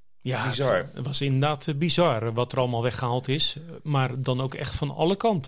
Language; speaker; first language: Dutch; native; Dutch